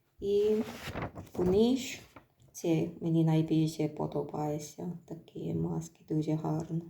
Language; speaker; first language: Ukrainian; non-native, learner; Korean